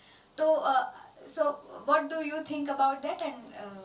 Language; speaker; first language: Hindi; non-native, local second language; Gujarati